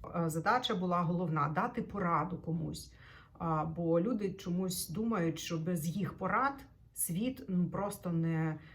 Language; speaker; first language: Ukrainian; native; Ukrainian